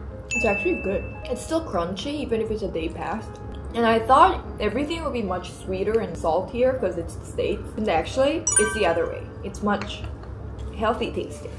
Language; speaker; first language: English; non-native, local second language; Korean